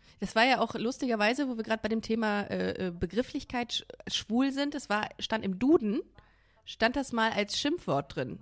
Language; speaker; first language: German; native; German